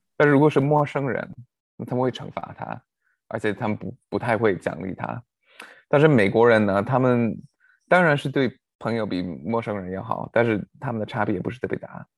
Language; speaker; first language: Chinese; non-native, fluent; English